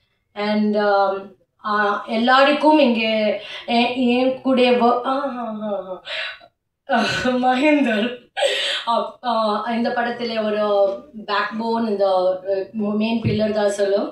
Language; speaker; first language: Tamil; non-native, learner; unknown